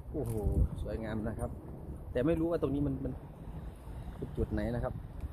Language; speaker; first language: Thai; native; Thai